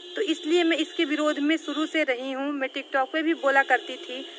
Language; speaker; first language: Hindi; native; Hindi